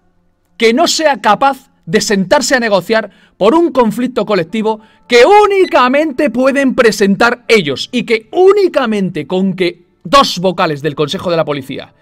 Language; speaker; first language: Spanish; native; Spanish